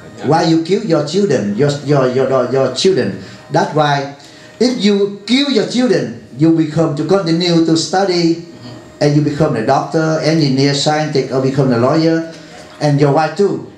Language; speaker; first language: English; non-native, learner; Vietnamese